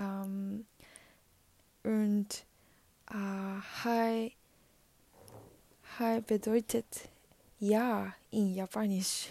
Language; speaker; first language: German; non-native, learner; Japanese